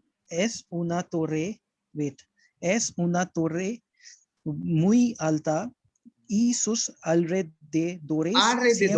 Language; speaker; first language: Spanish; non-native, learner; Hindi